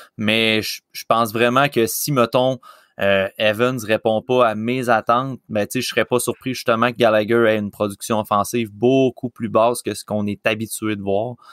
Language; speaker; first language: French; native; French